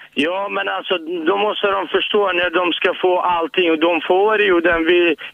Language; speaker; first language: Swedish; non-native, fluent; Arabic